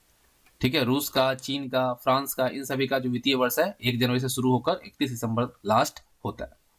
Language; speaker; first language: Hindi; native; Hindi